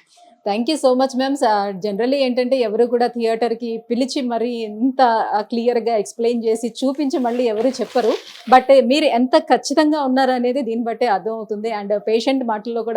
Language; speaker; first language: Telugu; native; Telugu